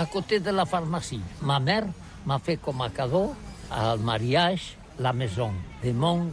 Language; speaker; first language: French; non-native, learner; Catalan